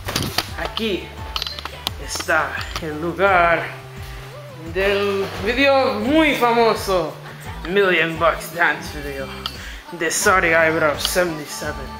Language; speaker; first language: Spanish; non-native, learner; English